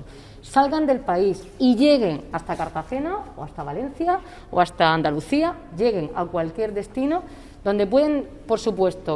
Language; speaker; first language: Spanish; native; Spanish